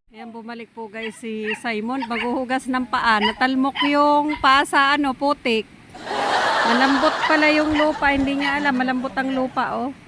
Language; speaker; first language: Filipino; non-native, local second language; Bikol